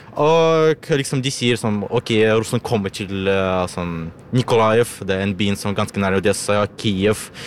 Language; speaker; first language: Norwegian; non-native, learner; Russian